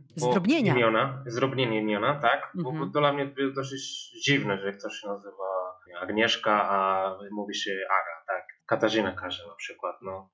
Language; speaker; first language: Polish; non-native, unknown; Spanish